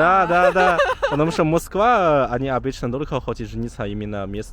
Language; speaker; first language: Russian; non-native, learner; Chinese